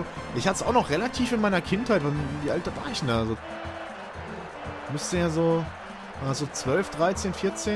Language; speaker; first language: German; native; German